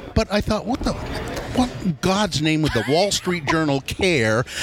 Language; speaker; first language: English; native; English